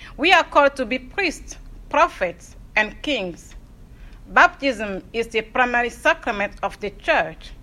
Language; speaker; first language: English; non-native, fluent; Ewe